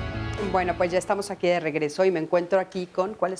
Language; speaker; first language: Spanish; native; Spanish